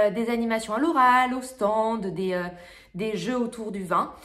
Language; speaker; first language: French; native; French